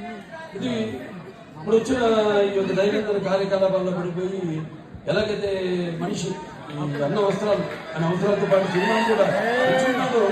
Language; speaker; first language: Telugu; native; Telugu